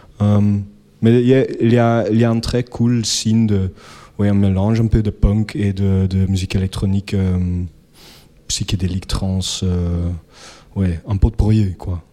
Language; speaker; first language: French; non-native, local second language; Dutch